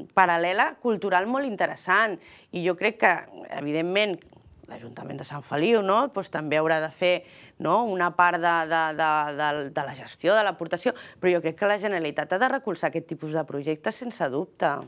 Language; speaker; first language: Catalan; early bilingual, other home language; Spanish